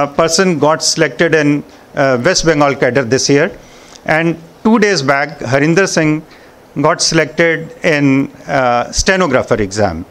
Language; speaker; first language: English; non-native, local second language; Punjabi